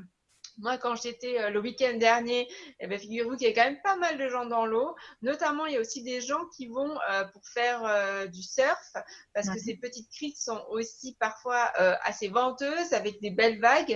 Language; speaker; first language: French; native; French